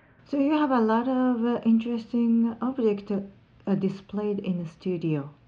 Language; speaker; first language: English; non-native, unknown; Japanese